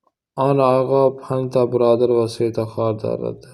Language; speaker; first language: Persian; non-native, fluent; Urdu